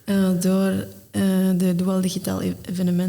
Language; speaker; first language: Dutch; non-native, learner; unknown